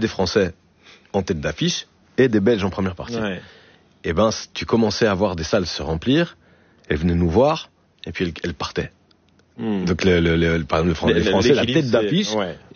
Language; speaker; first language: French; native; French